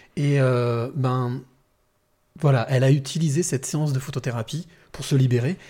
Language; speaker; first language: French; native; French